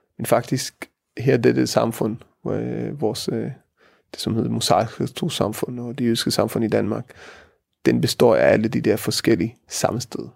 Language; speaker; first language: Danish; early bilingual, heritage; Danish